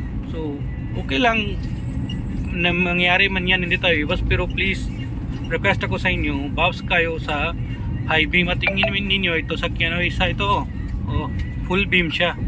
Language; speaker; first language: Filipino; non-native, learner; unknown